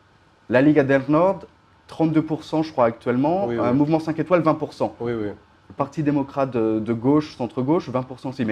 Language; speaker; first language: French; native; French